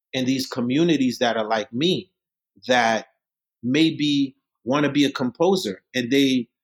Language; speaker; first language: English; early bilingual, other home language; Haitian Creole